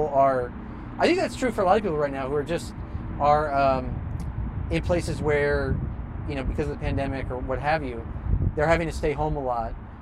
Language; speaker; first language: English; native; English